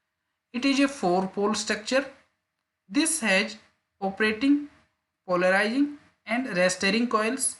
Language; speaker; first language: English; non-native, local second language; Hindi